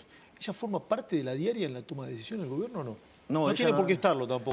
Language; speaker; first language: Spanish; native; Spanish